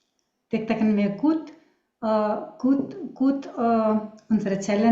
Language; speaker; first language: German; non-native, learner; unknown